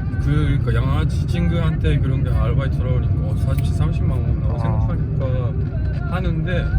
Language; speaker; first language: Korean; non-native, fluent; Japanese